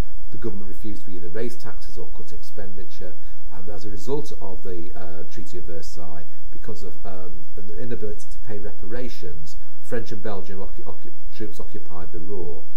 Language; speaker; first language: English; native; English